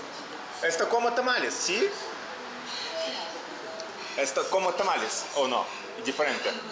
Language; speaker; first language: Spanish; non-native, learner; Russian